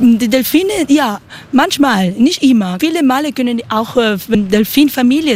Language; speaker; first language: German; non-native, learner; Spanish